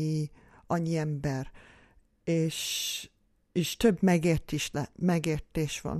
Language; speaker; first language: Hungarian; non-native, fluent; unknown